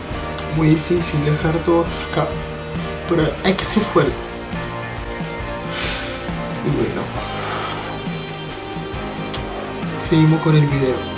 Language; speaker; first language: Spanish; early bilingual, heritage; Spanish